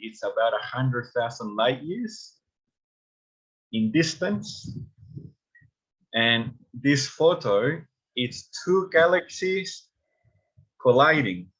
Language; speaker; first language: English; non-native, fluent; Spanish